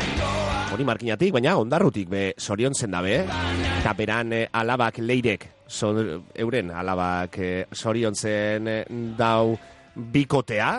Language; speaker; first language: Basque; native; Basque